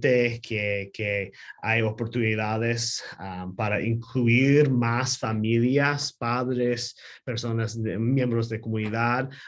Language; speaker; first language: Spanish; non-native, learner; English